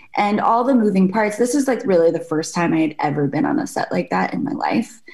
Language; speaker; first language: English; native; English